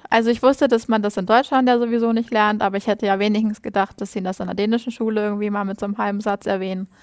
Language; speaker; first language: German; native; German